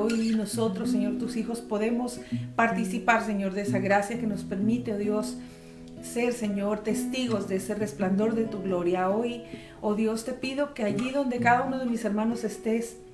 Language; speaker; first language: Spanish; native; Spanish